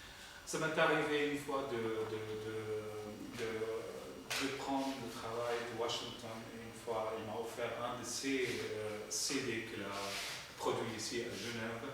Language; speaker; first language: French; non-native, fluent; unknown